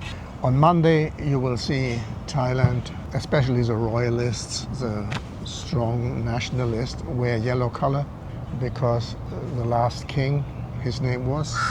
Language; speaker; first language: English; non-native, fluent; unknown